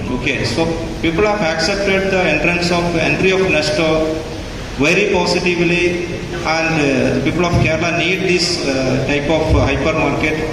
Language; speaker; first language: English; non-native, local second language; Malayalam